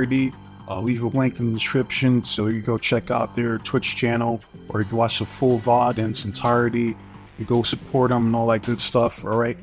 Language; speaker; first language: English; native; English